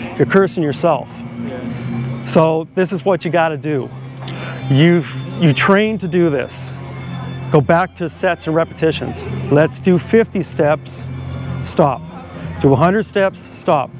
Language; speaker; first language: English; native; English